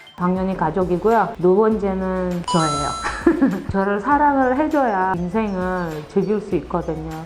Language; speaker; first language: Korean; non-native, fluent; Indonesian